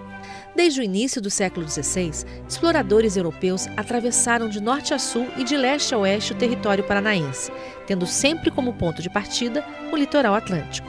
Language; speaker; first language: Portuguese; native; Portuguese